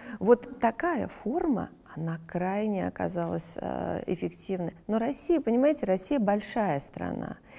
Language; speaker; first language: Russian; native; Russian